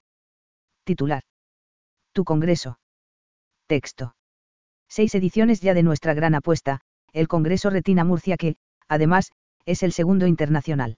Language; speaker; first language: Spanish; native; Spanish